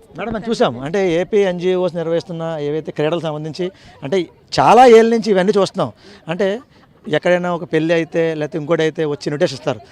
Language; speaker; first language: Telugu; native; Telugu